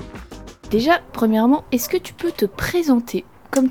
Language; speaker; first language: French; native; French